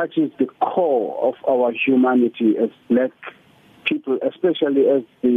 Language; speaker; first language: English; non-native, local second language; Zulu